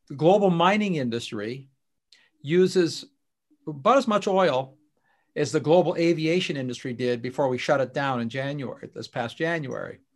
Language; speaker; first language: English; native; English